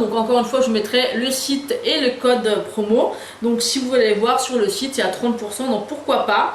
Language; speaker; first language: French; native; French